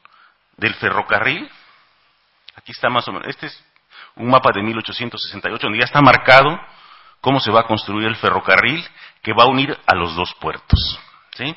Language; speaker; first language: Spanish; native; Spanish